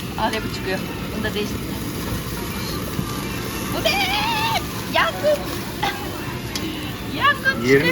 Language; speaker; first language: Turkish; non-native, learner; Japanese